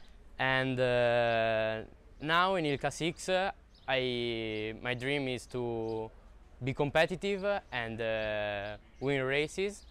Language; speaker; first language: English; non-native, learner; Italian